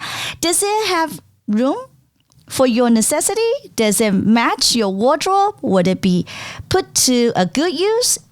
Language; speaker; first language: English; non-native, fluent; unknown